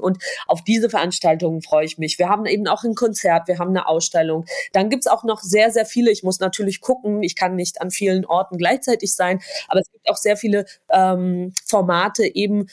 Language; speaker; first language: German; non-native, fluent; Georgian